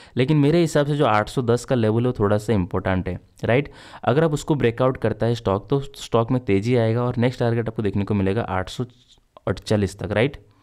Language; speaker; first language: Hindi; native; Hindi